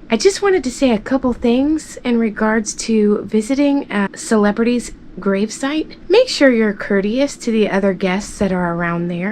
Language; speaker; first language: English; native; English